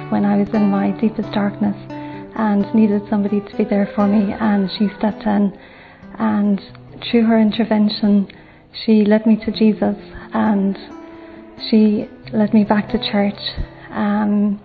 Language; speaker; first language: English; native; English